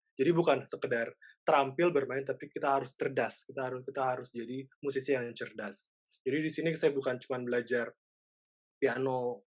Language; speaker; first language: Indonesian; native; Indonesian